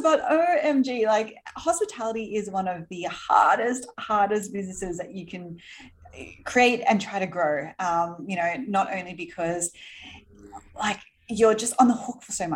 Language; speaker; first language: English; native; English